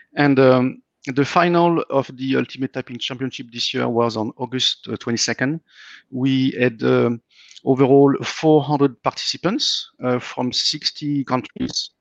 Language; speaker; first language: English; non-native, fluent; French